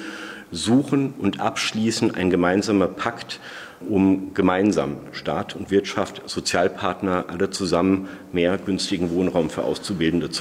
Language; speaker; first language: German; native; German